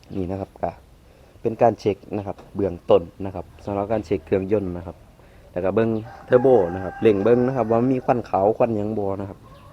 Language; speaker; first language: Thai; native; Thai